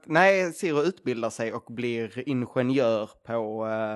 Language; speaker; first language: Swedish; native; Swedish